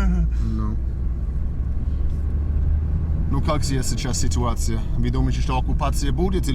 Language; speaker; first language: Russian; non-native, learner; English